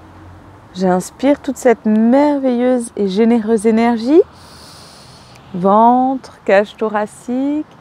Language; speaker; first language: French; native; French